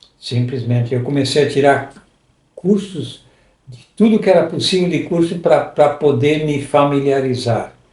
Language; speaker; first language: Portuguese; non-native, local second language; German